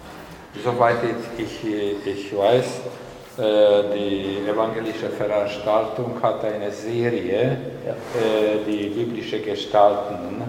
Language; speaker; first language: German; non-native, learner; Hungarian